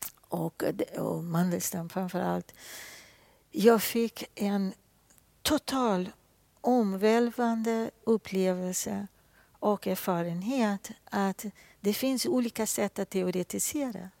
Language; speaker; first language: Swedish; non-native, fluent; Portuguese